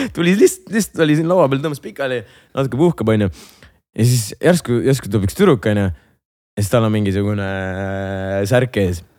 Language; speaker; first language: Estonian; non-native, local second language; Russian